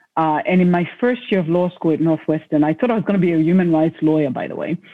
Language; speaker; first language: English; non-native, local second language; Shona